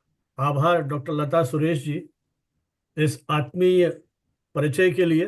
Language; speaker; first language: Hindi; native; Hindi